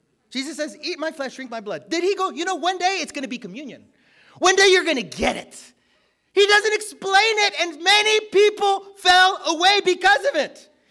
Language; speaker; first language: English; native; English